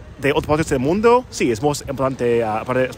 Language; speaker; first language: Spanish; non-native, learner; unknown